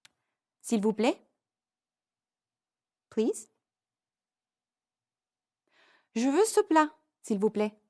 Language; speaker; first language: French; non-native, fluent; English